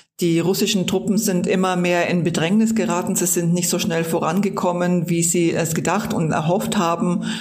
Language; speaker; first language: German; native; German